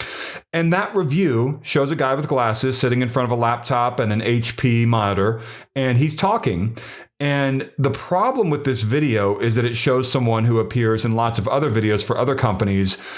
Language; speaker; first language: English; native; English